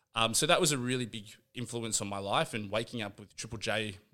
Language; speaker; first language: English; native; English